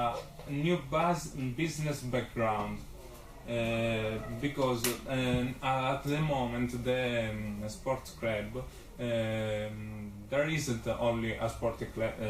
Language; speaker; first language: English; non-native, learner; Italian